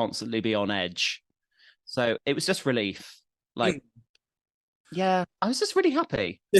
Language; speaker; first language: English; native; English